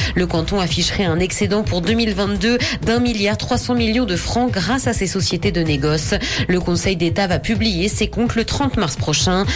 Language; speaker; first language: French; native; French